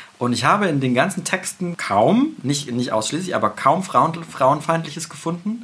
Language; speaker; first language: German; native; German